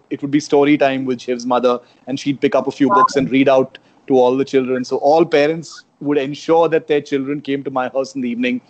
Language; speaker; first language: English; non-native, local second language; Konkani